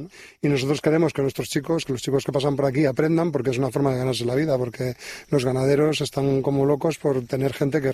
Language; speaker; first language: Spanish; native; Spanish